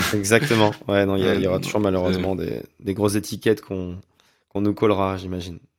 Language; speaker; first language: French; native; French